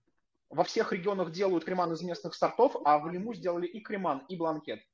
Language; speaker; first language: Russian; native; Russian